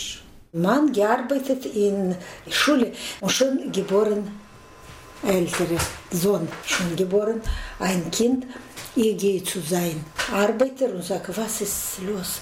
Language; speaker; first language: German; non-native, learner; Russian